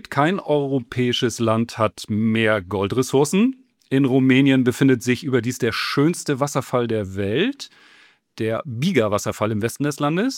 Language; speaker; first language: German; native; German